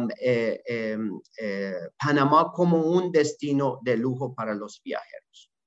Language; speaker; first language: Spanish; non-native, learner; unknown